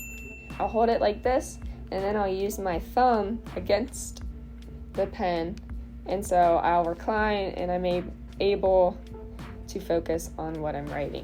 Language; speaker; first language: English; native; English